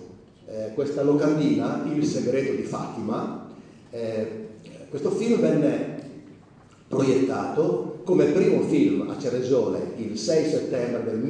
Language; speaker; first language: Italian; native; Italian